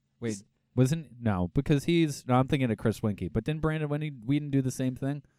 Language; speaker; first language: English; native; English